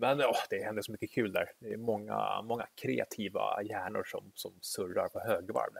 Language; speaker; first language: Swedish; native; Swedish